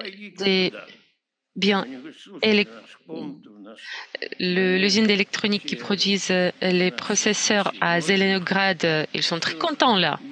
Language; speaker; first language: French; non-native, fluent; Russian